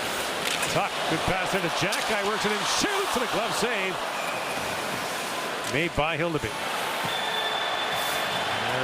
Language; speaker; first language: English; native; English